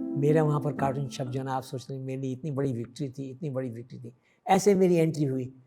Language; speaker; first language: Hindi; early bilingual, other home language; Sindhi